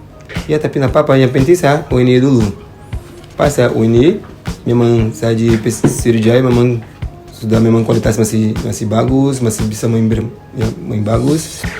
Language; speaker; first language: Indonesian; non-native, fluent; Portuguese